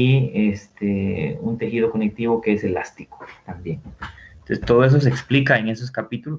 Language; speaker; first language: Spanish; native; Spanish